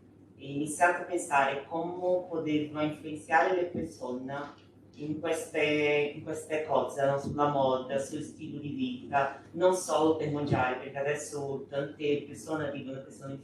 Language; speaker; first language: Italian; non-native, fluent; Portuguese